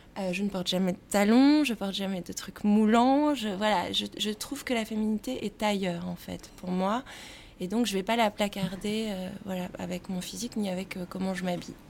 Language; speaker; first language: French; native; French